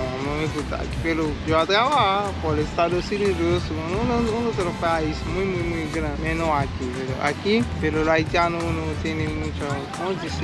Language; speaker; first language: Spanish; non-native, learner; Haitian Creole